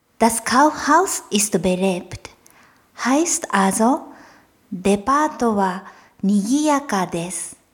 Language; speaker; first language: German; non-native, fluent; Japanese